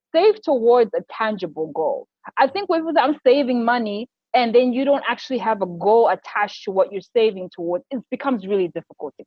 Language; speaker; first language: English; non-native, local second language; Shona